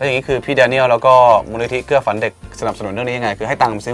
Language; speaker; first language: Thai; native; Thai